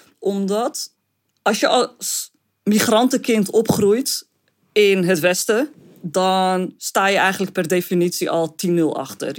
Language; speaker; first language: Dutch; early bilingual, other home language; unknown